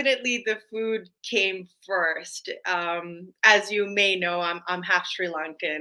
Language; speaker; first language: English; native; English